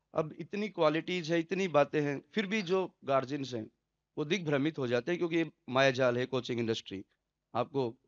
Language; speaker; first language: Hindi; native; Hindi